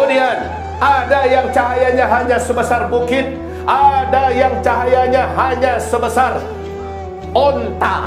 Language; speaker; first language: Indonesian; native; Indonesian